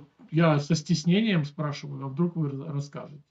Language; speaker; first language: Russian; native; Russian